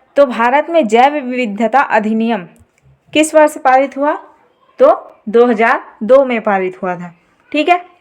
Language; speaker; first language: Hindi; native; Hindi